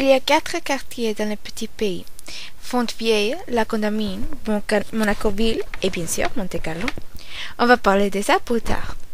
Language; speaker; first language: French; non-native, learner; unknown